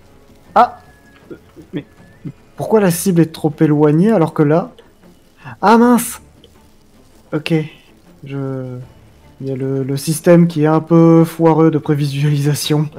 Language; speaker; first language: French; native; French